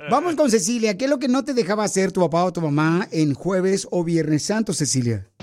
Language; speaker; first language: Spanish; native; Spanish